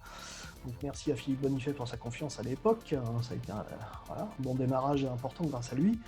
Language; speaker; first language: French; native; French